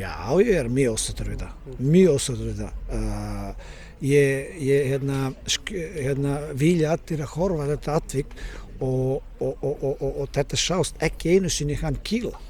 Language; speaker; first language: Icelandic; non-native, learner; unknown